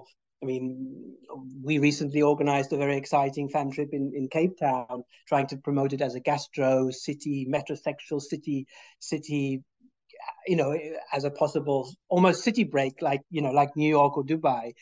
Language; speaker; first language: English; native; English